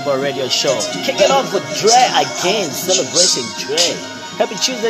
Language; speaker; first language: English; non-native, local second language; Zulu